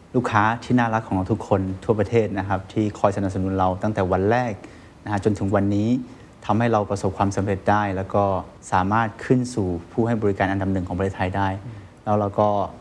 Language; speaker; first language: Thai; non-native, fluent; Chinese